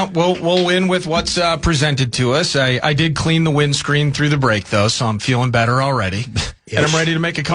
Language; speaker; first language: English; native; English